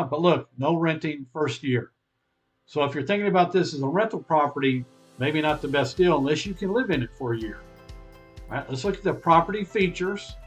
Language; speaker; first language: English; native; English